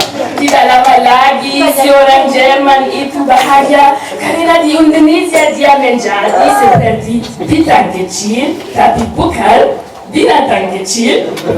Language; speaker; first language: Indonesian; non-native, learner; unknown